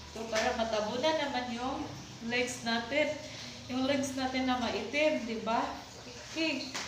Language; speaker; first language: Filipino; non-native, local second language; Cebuano